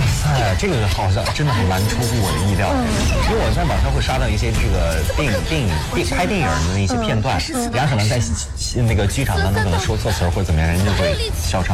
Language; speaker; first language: Chinese; native; Chinese